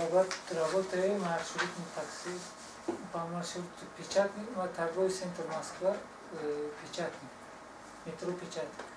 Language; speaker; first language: Russian; non-native, learner; Tajik